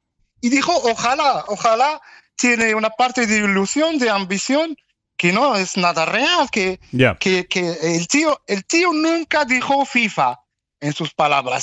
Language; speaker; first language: Spanish; non-native, fluent; Arabic